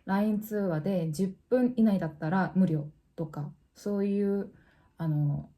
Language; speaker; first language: Japanese; non-native, fluent; Korean